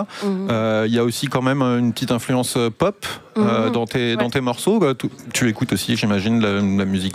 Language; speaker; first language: French; native; French